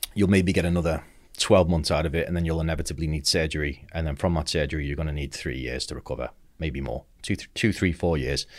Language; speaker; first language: English; native; English